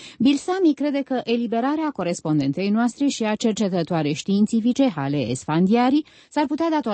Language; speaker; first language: Romanian; native; Romanian